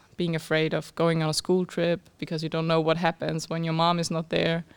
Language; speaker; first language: English; non-native, fluent; German